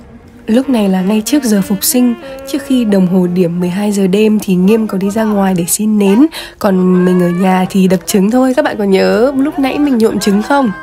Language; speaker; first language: Vietnamese; native; Vietnamese